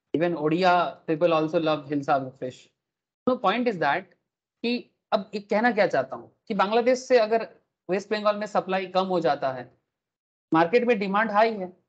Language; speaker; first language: Hindi; non-native, local second language; Bangla